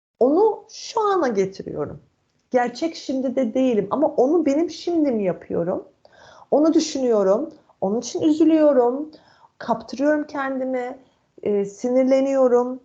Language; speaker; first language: Turkish; native; Turkish